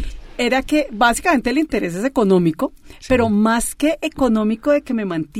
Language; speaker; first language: Spanish; native; Spanish